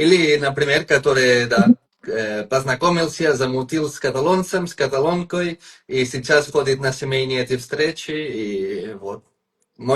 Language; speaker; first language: Russian; non-native, fluent; Catalan